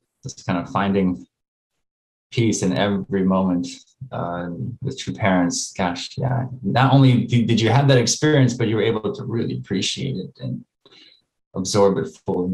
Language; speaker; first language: English; native; English